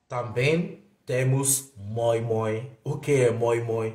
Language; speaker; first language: Portuguese; non-native, fluent; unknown